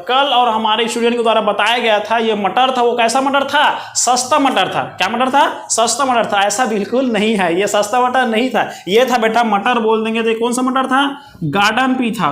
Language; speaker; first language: Hindi; native; Hindi